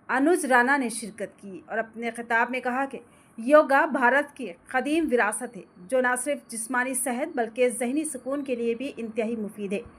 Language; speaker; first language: Urdu; native; Urdu